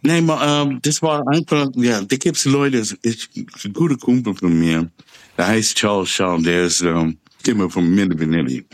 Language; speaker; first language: German; non-native, fluent; English